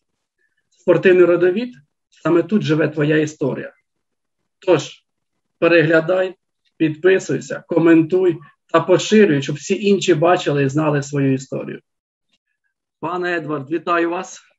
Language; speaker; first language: Ukrainian; native; Ukrainian